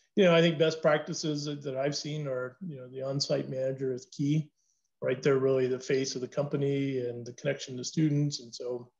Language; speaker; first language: English; native; English